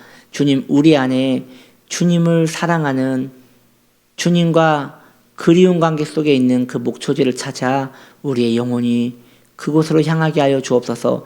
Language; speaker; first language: Korean; native; Korean